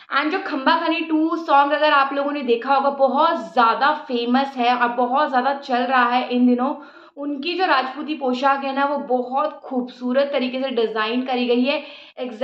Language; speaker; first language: Hindi; native; Hindi